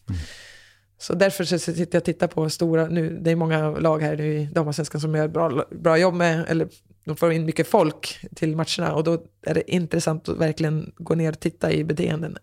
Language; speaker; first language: Swedish; native; Swedish